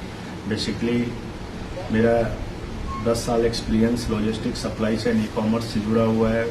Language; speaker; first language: Hindi; native; Hindi